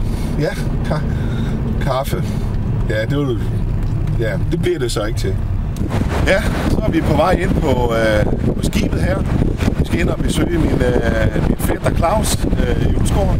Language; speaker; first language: Danish; native; Danish